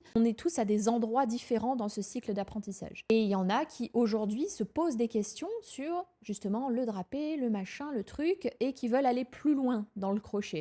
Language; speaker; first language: French; native; French